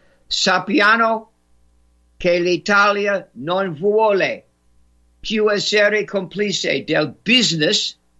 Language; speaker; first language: Italian; non-native, learner; English